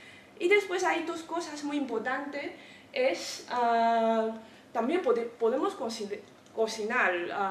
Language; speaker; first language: Spanish; non-native, fluent; Chinese